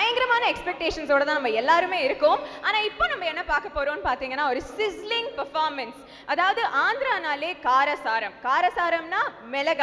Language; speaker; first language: Tamil; native; Tamil